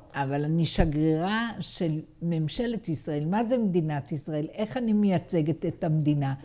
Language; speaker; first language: Hebrew; native; Hebrew